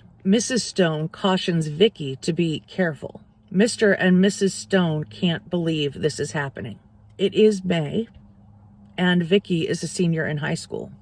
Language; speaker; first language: English; native; English